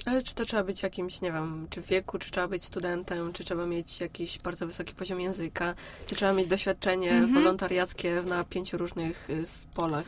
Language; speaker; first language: Polish; native; Polish